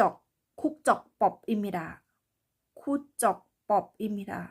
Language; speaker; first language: Korean; non-native, learner; Thai